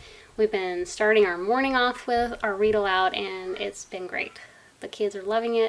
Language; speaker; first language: English; native; English